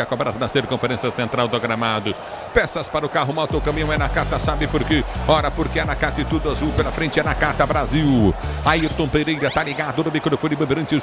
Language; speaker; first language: Portuguese; native; Portuguese